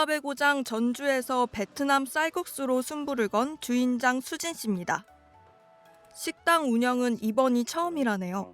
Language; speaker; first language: Korean; native; Korean